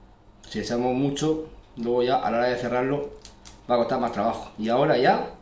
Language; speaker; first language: Spanish; native; Spanish